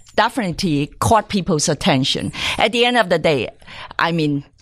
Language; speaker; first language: English; non-native, local second language; Cantonese